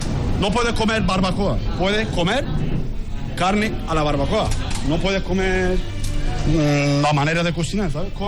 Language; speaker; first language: Spanish; non-native, learner; Turkish